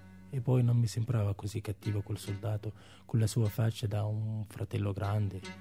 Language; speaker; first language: Italian; non-native, fluent; Arabic